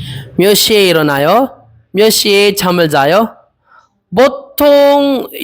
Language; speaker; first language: Korean; non-native, learner; Filipino